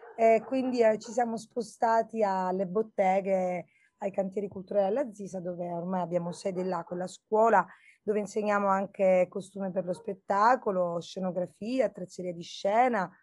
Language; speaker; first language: Italian; native; Italian